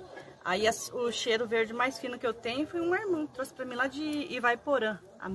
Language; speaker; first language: Portuguese; native; Portuguese